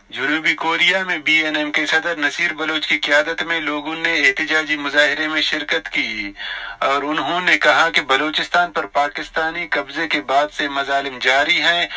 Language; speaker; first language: Urdu; non-native, local second language; Baluchi